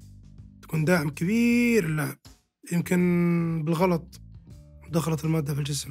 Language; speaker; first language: Arabic; native; Arabic